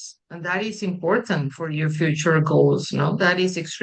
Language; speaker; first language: English; non-native, fluent; Spanish